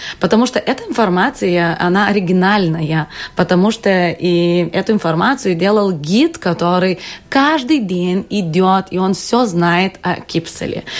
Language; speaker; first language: Russian; non-native, fluent; Lithuanian